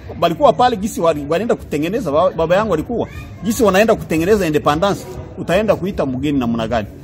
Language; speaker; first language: Swahili; non-native, local second language; Kinyarwanda